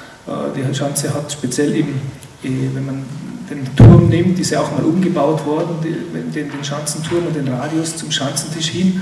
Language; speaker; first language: German; native; German